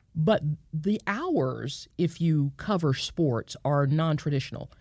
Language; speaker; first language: English; native; English